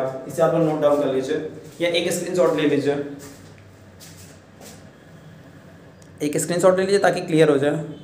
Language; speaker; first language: Hindi; native; Hindi